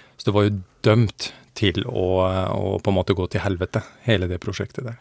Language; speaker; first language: Norwegian; early bilingual, other home language; Persian